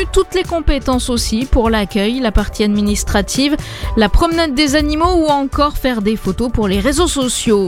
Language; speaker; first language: French; native; French